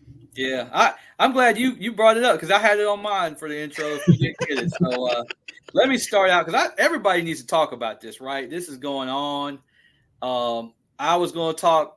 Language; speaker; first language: English; native; English